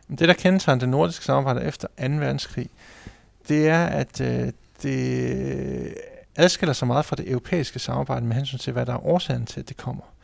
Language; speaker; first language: Danish; native; Danish